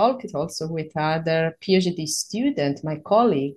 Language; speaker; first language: English; non-native, fluent; Italian